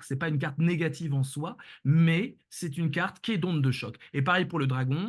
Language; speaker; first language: French; native; French